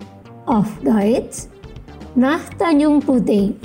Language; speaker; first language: German; non-native, fluent; Indonesian